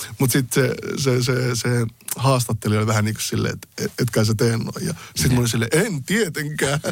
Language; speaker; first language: Finnish; early bilingual, other home language; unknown